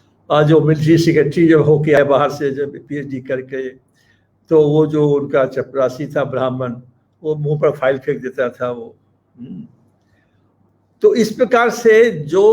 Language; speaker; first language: Hindi; native; Hindi